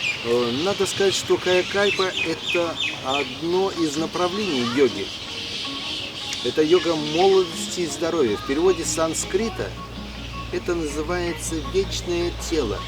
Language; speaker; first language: Russian; native; Russian